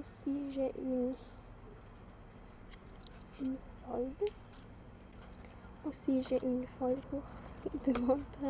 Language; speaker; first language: French; non-native, learner; German